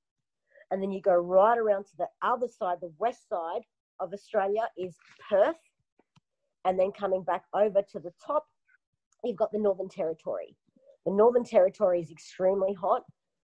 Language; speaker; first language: English; native; English